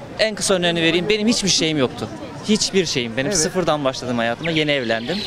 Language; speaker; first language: Turkish; native; Turkish